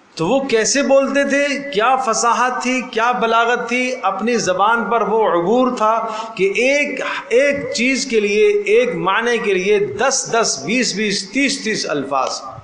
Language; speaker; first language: Urdu; native; Urdu